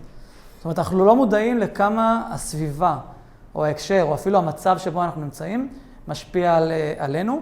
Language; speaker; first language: Hebrew; native; Hebrew